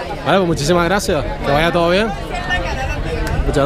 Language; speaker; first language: Spanish; native; Spanish